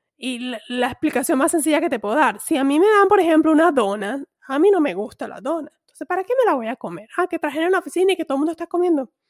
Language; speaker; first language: Spanish; native; Spanish